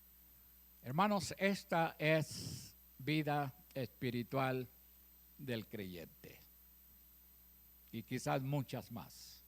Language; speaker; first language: Spanish; native; Spanish